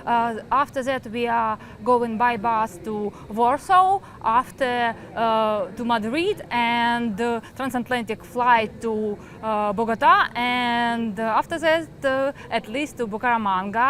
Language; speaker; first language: English; non-native, learner; Ukrainian